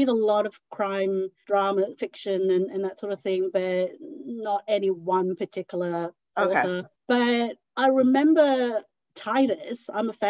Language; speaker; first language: English; non-native, local second language; Cantonese